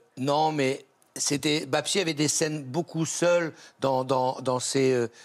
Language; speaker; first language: French; native; French